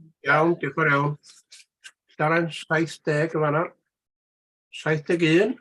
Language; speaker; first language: Welsh; native; Welsh